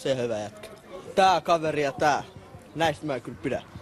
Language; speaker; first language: Finnish; early bilingual, other home language; Somali